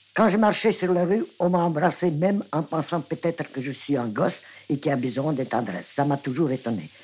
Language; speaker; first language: French; non-native, fluent; Russian